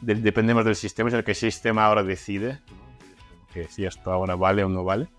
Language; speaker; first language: Spanish; non-native, fluent; Russian